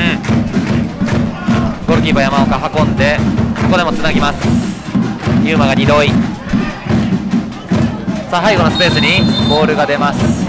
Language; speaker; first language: Japanese; native; Japanese